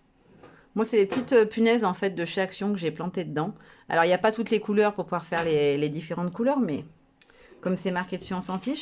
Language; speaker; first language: French; native; French